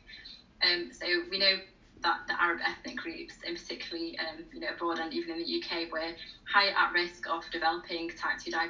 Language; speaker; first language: English; native; English